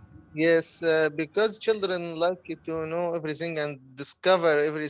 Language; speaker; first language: English; non-native, learner; Arabic